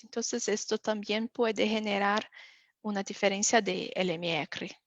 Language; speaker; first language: Spanish; non-native, fluent; Portuguese